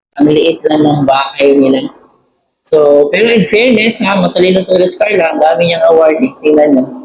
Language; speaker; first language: Filipino; non-native, local second language; Cebuano